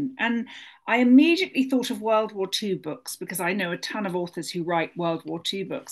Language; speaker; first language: English; native; English